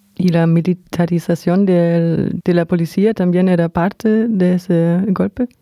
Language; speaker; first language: Spanish; non-native, fluent; German